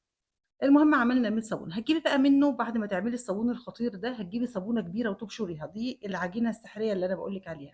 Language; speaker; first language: Arabic; native; Arabic